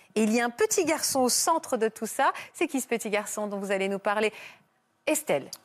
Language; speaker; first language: French; native; French